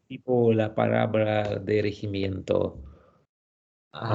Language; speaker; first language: Spanish; non-native, learner; Russian